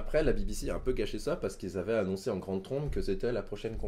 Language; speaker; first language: French; native; French